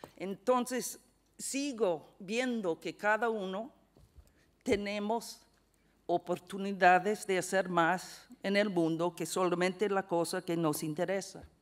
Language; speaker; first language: Spanish; non-native, fluent; English